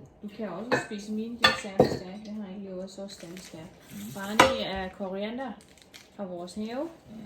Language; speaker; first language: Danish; non-native, learner; Northeastern Thai